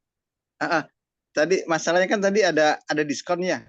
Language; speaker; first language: Indonesian; native; Indonesian